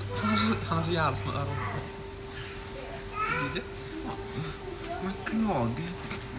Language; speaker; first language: Swedish; early bilingual, other home language; Thai